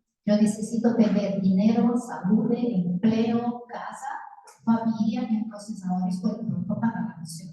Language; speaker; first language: Spanish; non-native, learner; Portuguese